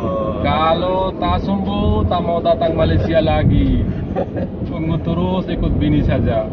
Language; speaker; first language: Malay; non-native, learner; Bangla